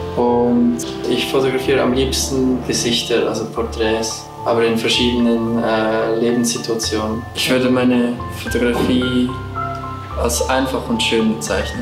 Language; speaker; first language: German; early bilingual, other home language; Russian